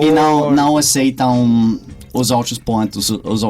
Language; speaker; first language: Portuguese; non-native, fluent; English